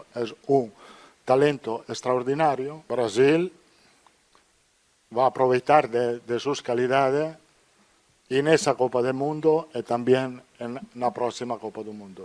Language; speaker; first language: Spanish; non-native, fluent; Italian